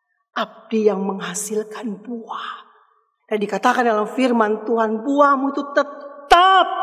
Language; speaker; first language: Indonesian; native; Indonesian